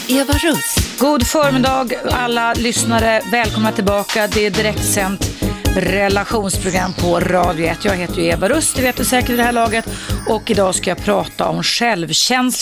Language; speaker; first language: Swedish; native; Swedish